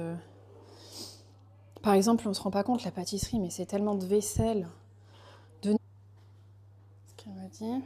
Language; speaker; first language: French; native; French